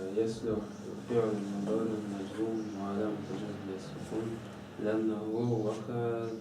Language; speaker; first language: Arabic; non-native, learner; Chechen